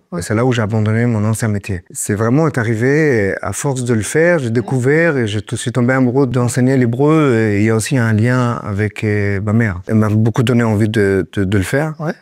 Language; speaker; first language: French; non-native, fluent; Hebrew